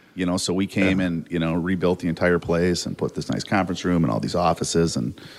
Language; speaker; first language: English; native; English